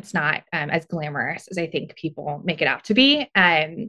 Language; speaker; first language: English; native; English